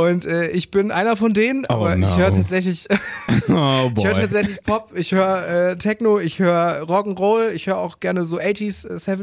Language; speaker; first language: German; native; German